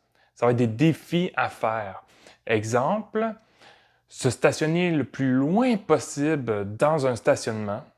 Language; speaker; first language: French; native; French